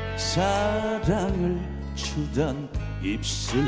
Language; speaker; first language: Korean; native; Korean